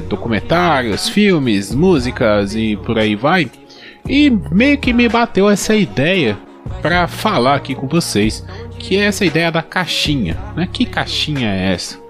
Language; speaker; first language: Portuguese; native; Portuguese